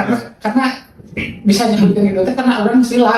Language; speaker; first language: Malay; non-native, local second language; Sundanese